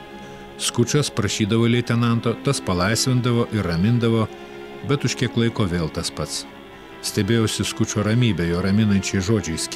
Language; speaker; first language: Lithuanian; native; Lithuanian